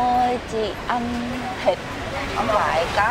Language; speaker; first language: Vietnamese; non-native, learner; Japanese